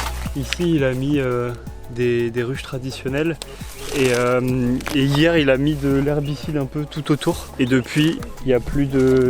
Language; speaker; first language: French; native; French